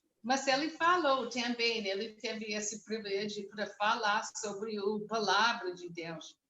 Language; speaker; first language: Portuguese; non-native, learner; English